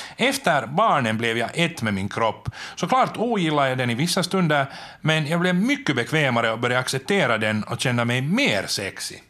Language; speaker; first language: Swedish; native; Swedish